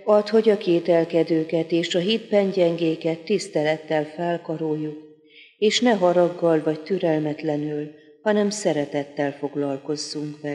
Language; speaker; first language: Hungarian; native; Hungarian